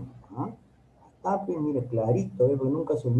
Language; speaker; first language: Spanish; native; Spanish